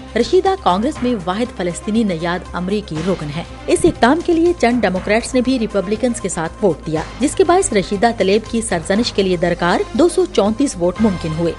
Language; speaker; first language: Urdu; native; Urdu